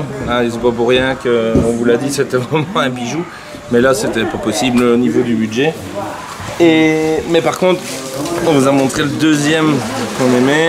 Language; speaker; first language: French; native; French